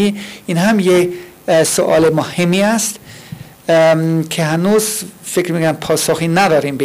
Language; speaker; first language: Persian; non-native, fluent; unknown